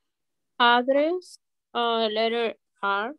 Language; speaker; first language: English; non-native, learner; Spanish